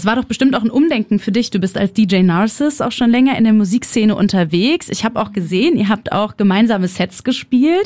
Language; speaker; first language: German; native; German